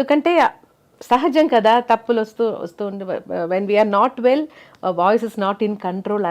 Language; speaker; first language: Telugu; non-native, fluent; Malayalam